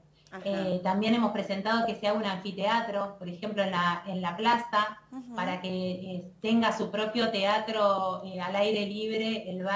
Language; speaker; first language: Spanish; native; Spanish